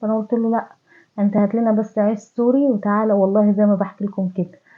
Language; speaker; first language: Arabic; native; Arabic